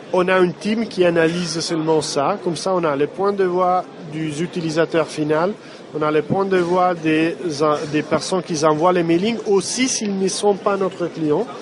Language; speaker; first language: French; non-native, fluent; Italian